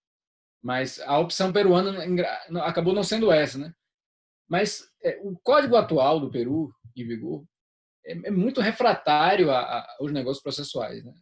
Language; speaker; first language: Portuguese; native; Portuguese